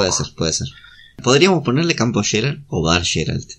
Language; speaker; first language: Spanish; native; Spanish